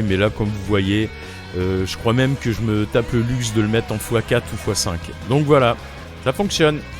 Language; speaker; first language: French; native; French